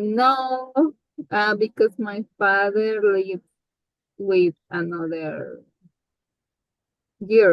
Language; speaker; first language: English; non-native, learner; Spanish